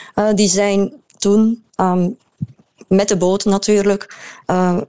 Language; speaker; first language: Dutch; native; Dutch